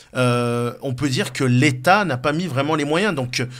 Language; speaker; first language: French; native; French